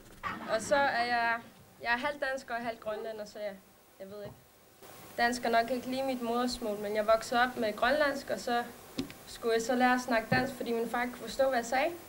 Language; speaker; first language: Danish; non-native, local second language; Kalaallisut